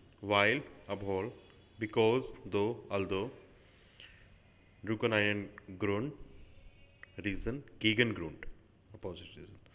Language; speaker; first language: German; non-native, learner; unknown